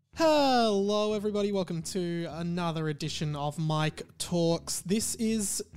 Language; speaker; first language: English; native; English